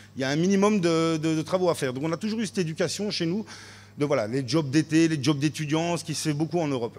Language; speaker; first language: French; native; French